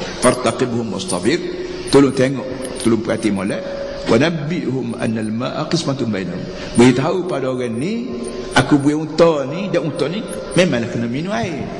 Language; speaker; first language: Malay; native; Malay